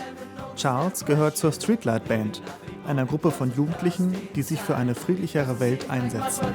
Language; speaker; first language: German; native; German